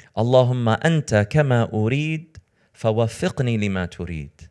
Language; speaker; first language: English; native; English